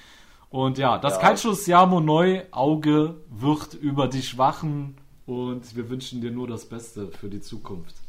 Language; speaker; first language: German; native; German